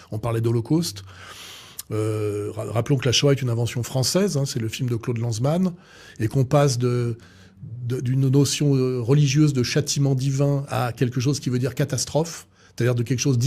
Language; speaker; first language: French; native; French